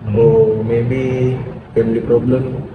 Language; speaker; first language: English; non-native, learner; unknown